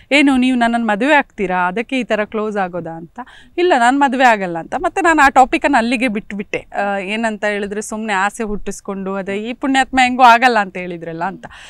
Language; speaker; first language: Kannada; native; Kannada